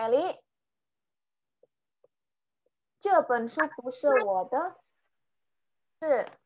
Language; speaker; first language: Chinese; non-native, fluent; Indonesian